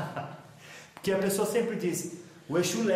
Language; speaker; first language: Portuguese; native; Portuguese